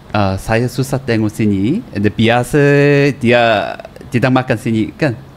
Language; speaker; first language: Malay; non-native, learner; Korean